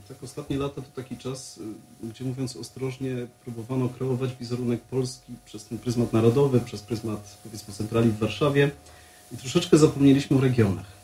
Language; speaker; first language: Polish; native; Polish